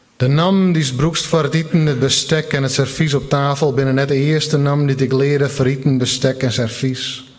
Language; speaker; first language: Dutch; non-native, local second language; Western Frisian